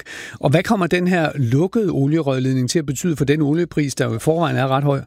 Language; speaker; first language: Danish; native; Danish